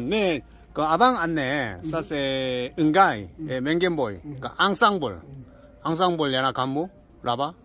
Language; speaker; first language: French; non-native, learner; Korean